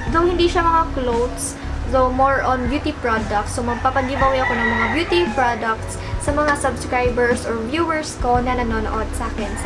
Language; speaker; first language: Filipino; non-native, local second language; Cebuano